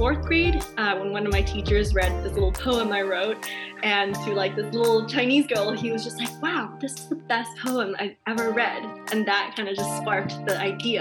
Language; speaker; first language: English; non-native, fluent; Chinese